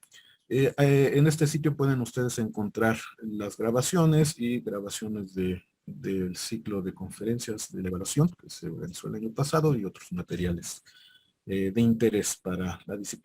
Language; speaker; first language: Spanish; native; Spanish